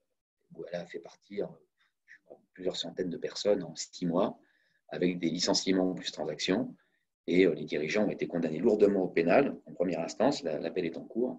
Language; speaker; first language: French; native; French